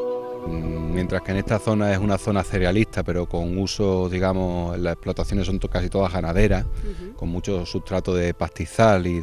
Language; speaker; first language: Spanish; native; Spanish